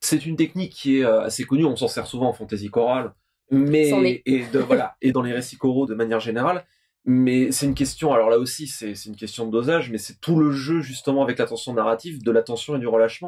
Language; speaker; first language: French; native; French